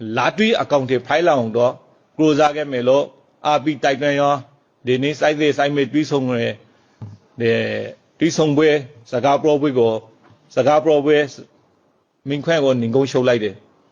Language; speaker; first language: Burmese; native; Burmese